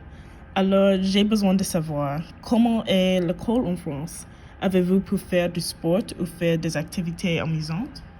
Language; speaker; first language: French; non-native, learner; English